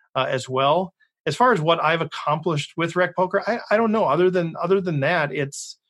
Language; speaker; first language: English; native; English